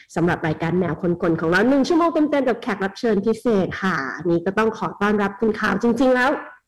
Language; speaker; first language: Thai; native; Thai